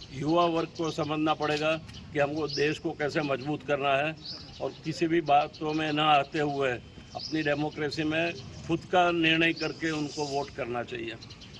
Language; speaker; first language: Hindi; non-native, local second language; Gujarati